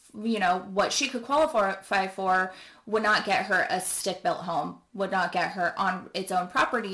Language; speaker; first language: English; native; English